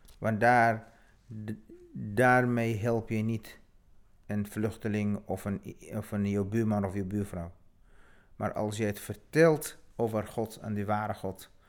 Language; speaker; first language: Dutch; non-native, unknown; Kurdish